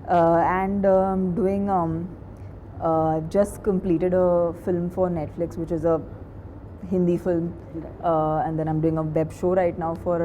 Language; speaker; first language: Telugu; non-native, fluent; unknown